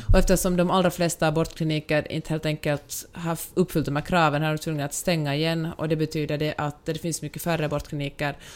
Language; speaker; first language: Swedish; native; Swedish